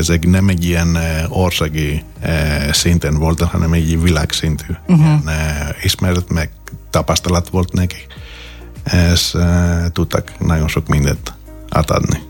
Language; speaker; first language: Hungarian; non-native, fluent; Greek